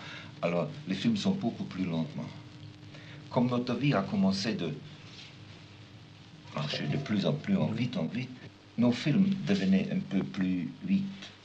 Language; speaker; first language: French; non-native, fluent; German